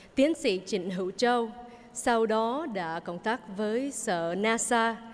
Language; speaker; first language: Vietnamese; early bilingual, heritage; Vietnamese